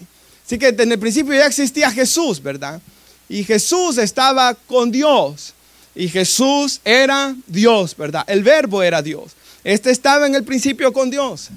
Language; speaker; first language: Spanish; native; Spanish